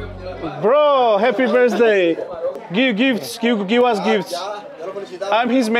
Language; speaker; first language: English; non-native, learner; Georgian